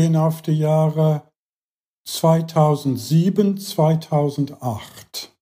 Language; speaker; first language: German; non-native, fluent; English